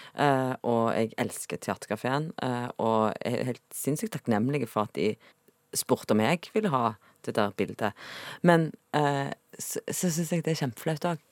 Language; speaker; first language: Norwegian; native; Norwegian